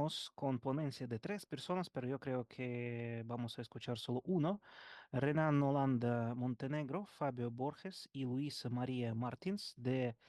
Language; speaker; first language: Spanish; non-native, learner; Russian